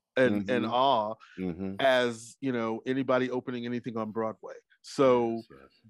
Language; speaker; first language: English; native; English